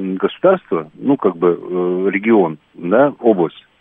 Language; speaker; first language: Russian; native; Russian